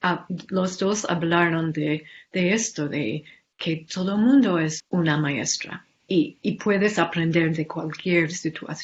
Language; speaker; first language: Spanish; non-native, fluent; English